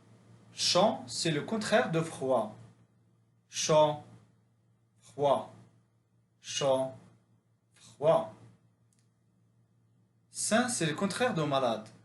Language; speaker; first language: French; non-native, fluent; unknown